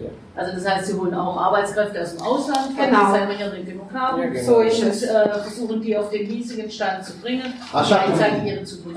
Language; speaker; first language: German; non-native, fluent; Romanian